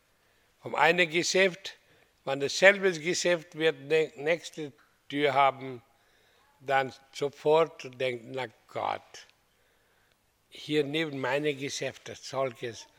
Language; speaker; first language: German; non-native, learner; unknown